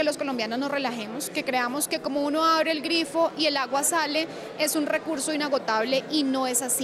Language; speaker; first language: Spanish; native; Spanish